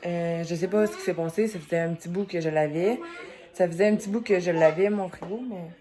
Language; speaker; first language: French; native; French